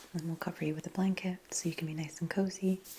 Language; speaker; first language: English; native; English